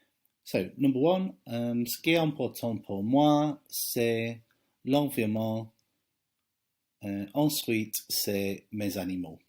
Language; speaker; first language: French; non-native, fluent; English